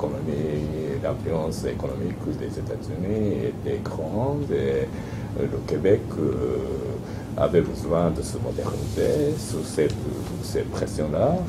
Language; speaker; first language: French; non-native, fluent; Japanese